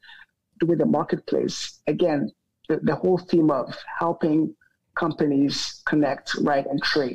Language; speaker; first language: English; non-native, local second language; Akan